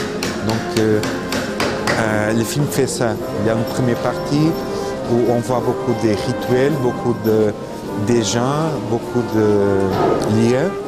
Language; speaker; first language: French; non-native, fluent; Portuguese